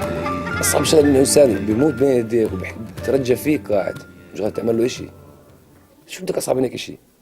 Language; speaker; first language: Arabic; native; Arabic